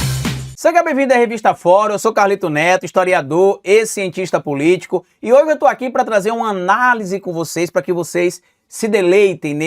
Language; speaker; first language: Portuguese; native; Portuguese